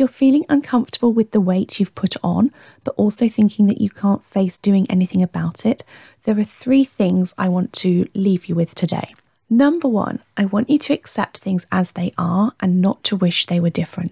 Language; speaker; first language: English; native; English